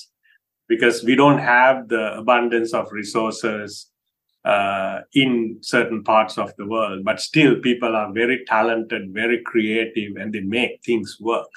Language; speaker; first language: English; non-native, local second language; Sinhala